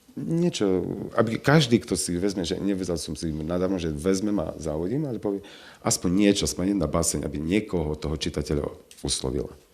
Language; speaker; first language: Slovak; non-native, local second language; Romany